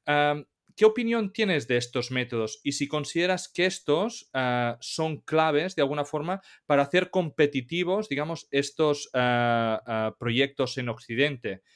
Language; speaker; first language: Spanish; native; Spanish